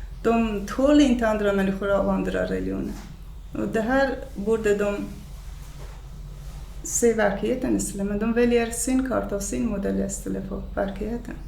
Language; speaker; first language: Swedish; non-native, fluent; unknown